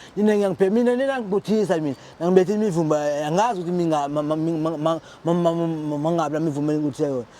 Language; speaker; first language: Zulu; non-native, local second language; Xhosa